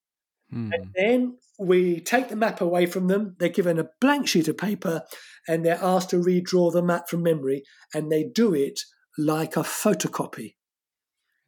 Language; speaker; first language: English; non-native, fluent; French